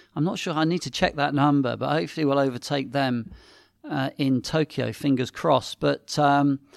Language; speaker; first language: English; native; English